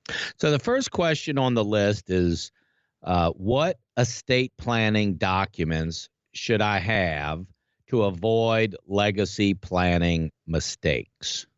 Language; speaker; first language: English; native; English